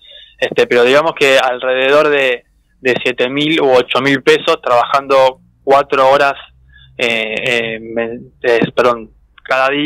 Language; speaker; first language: Spanish; native; Spanish